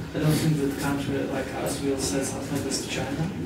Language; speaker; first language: English; non-native, fluent; Russian